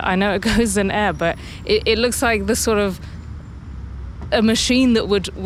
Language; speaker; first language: English; native; English